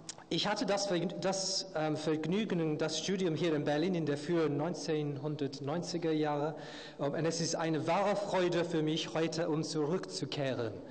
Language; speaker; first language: German; non-native, learner; English